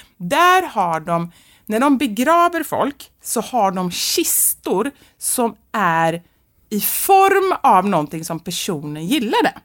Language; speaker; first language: Swedish; native; Swedish